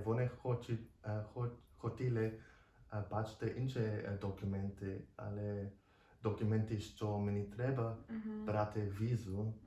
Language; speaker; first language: Ukrainian; non-native, learner; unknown